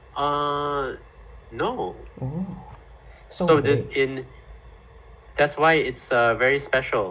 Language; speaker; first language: English; non-native, fluent; Indonesian